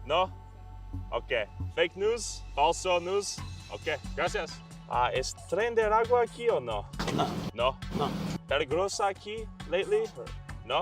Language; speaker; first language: Spanish; non-native, learner; English